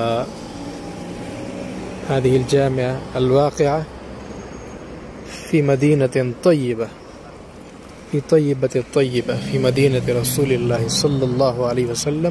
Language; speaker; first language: Arabic; non-native, fluent; Urdu